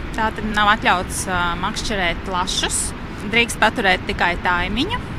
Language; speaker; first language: Latvian; native; Latvian